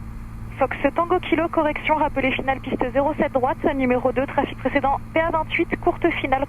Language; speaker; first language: French; native; French